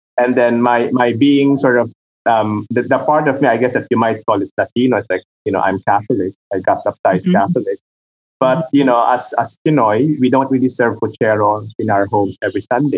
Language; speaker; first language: English; non-native, local second language; Filipino